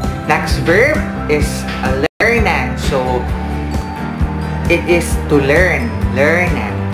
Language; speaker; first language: English; non-native, local second language; Filipino